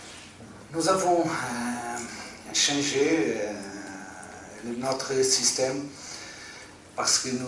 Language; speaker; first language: French; non-native, fluent; Portuguese